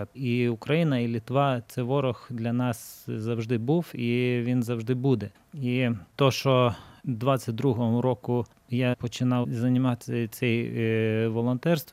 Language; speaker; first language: Ukrainian; non-native, learner; Lithuanian